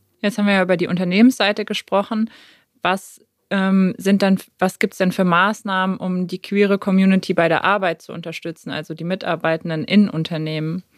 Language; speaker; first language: German; native; German